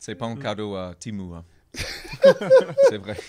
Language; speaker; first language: French; non-native, learner; English